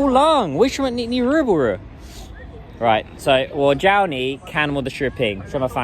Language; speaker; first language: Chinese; non-native, learner; English